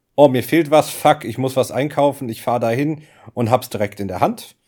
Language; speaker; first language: German; non-native, fluent; English